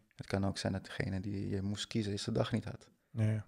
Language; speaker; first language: Dutch; native; Dutch